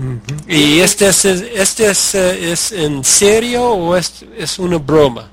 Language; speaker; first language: Spanish; non-native, learner; English